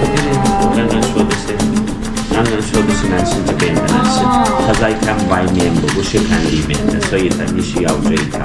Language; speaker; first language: Chinese; non-native, fluent; Turkish